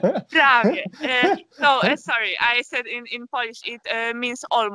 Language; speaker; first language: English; non-native, fluent; Polish